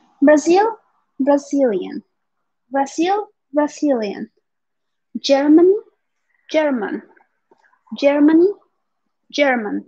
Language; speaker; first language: English; non-native, fluent; Spanish